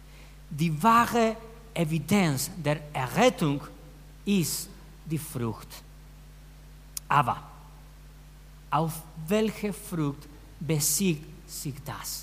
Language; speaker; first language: German; non-native, fluent; Spanish